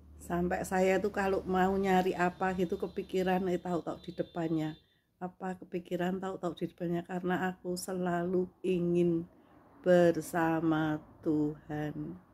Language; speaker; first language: Indonesian; non-native, local second language; Javanese